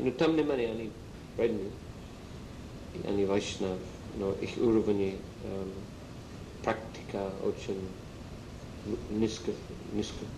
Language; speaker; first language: Russian; non-native, learner; English